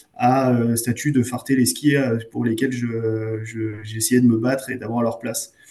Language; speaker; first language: French; native; French